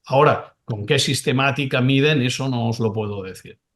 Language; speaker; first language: Spanish; non-native, local second language; Catalan